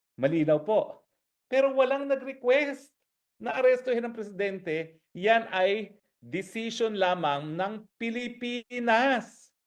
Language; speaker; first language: Filipino; native; Filipino